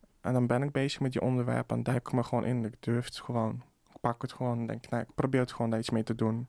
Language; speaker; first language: Dutch; early bilingual, other home language; Russian